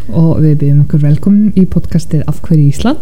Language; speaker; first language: Icelandic; non-native, fluent; Polish